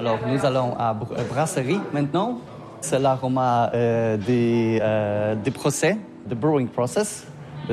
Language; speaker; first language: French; non-native, learner; Polish